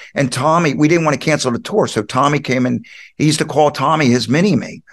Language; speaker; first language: English; native; English